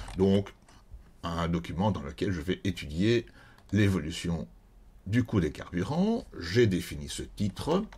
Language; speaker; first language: French; native; French